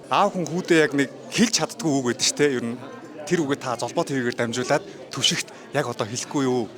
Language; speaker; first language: Mongolian; native; Mongolian